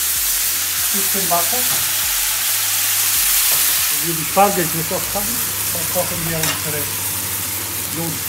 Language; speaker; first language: German; non-native, fluent; Italian